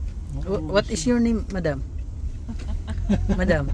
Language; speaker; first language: English; non-native, learner; Filipino